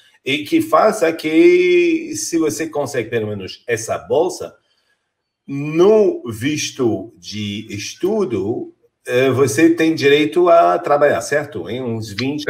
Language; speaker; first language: Portuguese; non-native, fluent; French